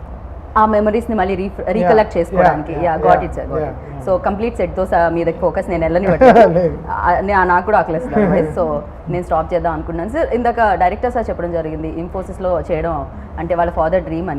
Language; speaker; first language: Telugu; native; Telugu